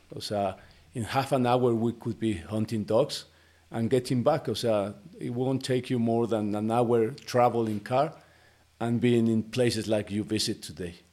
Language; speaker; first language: English; non-native, fluent; Spanish